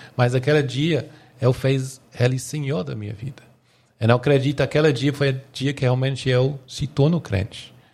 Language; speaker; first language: Portuguese; non-native, fluent; English